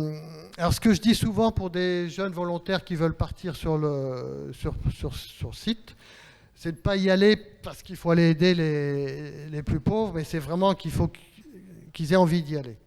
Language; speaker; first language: French; native; French